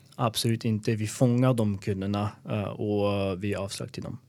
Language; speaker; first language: Swedish; non-native, fluent; French